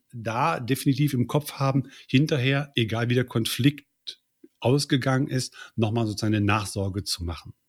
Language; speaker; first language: German; native; German